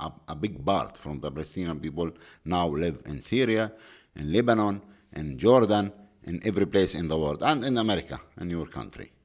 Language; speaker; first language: English; non-native, learner; Arabic